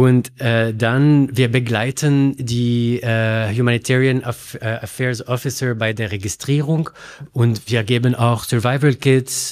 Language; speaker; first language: German; non-native, learner; Arabic